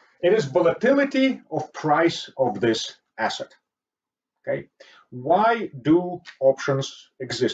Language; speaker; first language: English; non-native, fluent; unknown